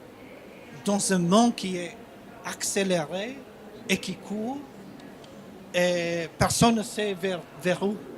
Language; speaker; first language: French; non-native, fluent; Albanian